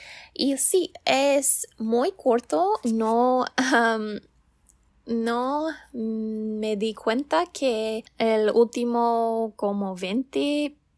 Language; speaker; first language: Spanish; non-native, learner; English